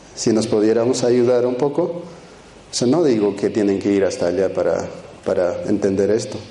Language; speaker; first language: Spanish; early bilingual, other home language; Quechua